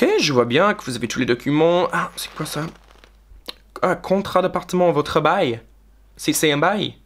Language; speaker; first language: French; non-native, fluent; English